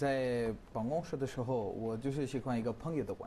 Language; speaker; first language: Chinese; non-native, learner; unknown